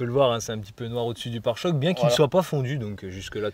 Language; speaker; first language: French; native; French